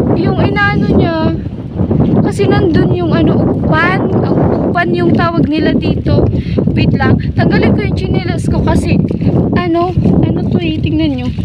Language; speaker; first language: Filipino; non-native, local second language; Bikol